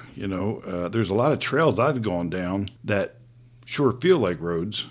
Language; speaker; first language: English; native; English